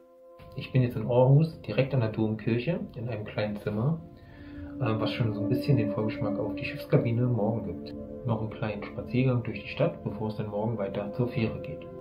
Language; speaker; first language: German; native; German